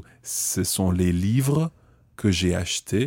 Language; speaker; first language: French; non-native, fluent; English